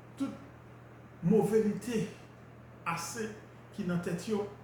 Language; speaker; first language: French; non-native, local second language; Haitian Creole